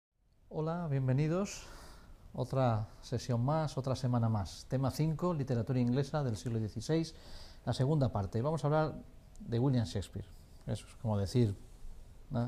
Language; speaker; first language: Spanish; native; Spanish